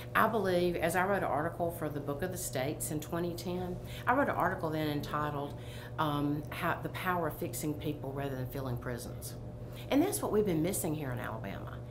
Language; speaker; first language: English; native; English